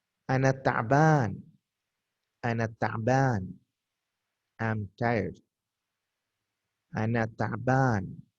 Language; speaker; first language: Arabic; non-native, fluent; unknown